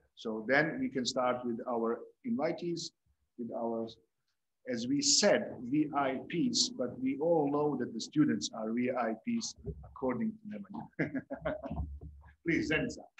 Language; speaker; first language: English; non-native, fluent; Croatian